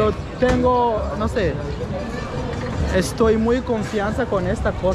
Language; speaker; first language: Spanish; non-native, learner; English